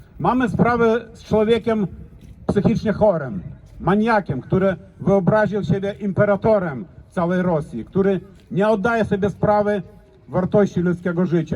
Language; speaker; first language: Polish; non-native, fluent; Ukrainian